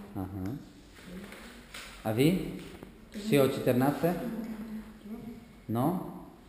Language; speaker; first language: Russian; non-native, learner; Italian